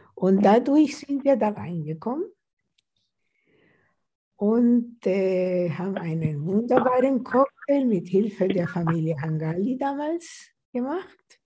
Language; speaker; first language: German; non-native, fluent; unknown